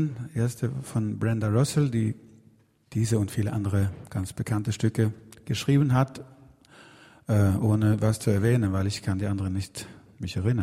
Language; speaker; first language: German; non-native, fluent; Swedish